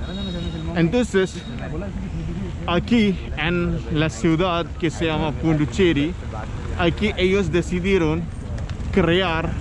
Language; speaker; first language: Spanish; non-native, fluent; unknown